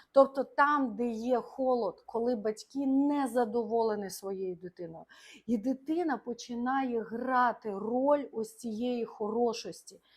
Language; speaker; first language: Ukrainian; non-native, local second language; Russian